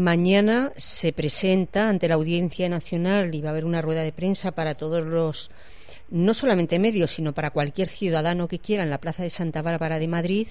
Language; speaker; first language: Spanish; native; Spanish